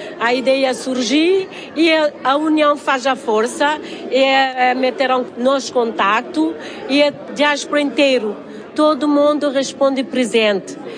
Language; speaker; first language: Portuguese; non-native, local second language; Kabuverdianu